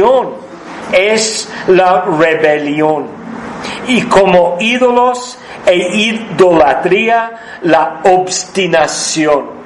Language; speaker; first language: Spanish; non-native, fluent; English